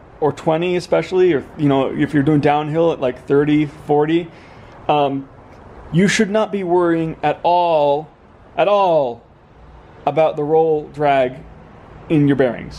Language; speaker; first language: English; native; English